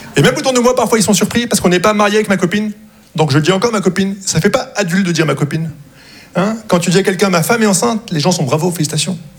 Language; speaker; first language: French; non-native, local second language; Arabic